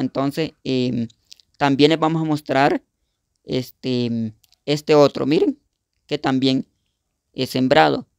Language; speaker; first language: Spanish; native; Spanish